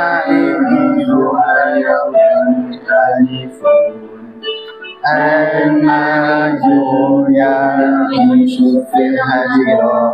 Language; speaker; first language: Arabic; non-native, learner; Malay